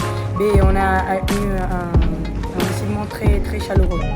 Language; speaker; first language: French; non-native, fluent; Spanish